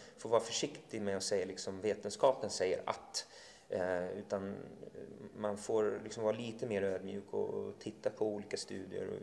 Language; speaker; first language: Swedish; early bilingual, other home language; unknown